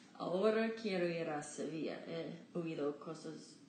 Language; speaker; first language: Spanish; non-native, learner; English